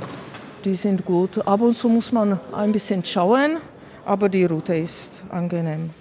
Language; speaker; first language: German; early bilingual, other home language; Czech